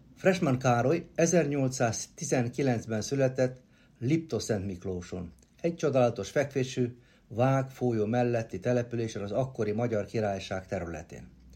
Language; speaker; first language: Hungarian; native; Hungarian